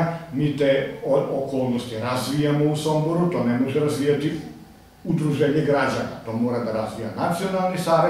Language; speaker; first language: Serbian; native; Serbian